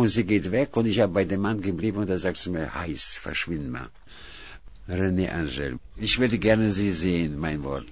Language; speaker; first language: German; non-native, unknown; Russian